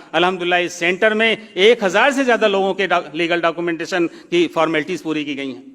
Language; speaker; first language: Urdu; native; Urdu